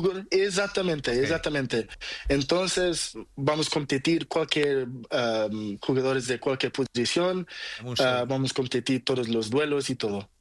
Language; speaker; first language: Spanish; non-native, learner; Portuguese